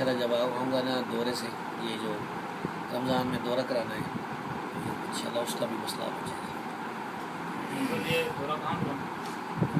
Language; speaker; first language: Urdu; non-native, local second language; Pashto